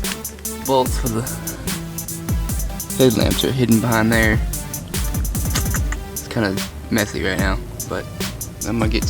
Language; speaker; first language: English; native; English